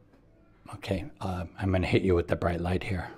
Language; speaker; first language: English; native; English